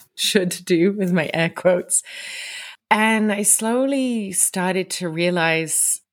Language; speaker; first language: English; native; English